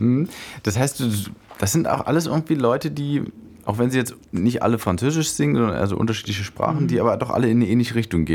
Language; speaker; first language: German; native; German